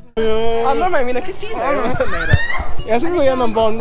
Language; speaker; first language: Swedish; native; Swedish